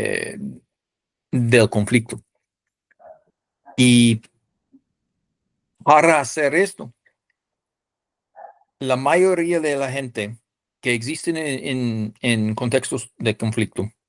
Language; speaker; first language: Spanish; non-native, fluent; English